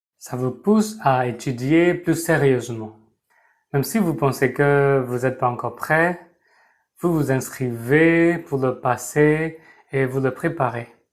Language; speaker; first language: French; non-native, fluent; Burmese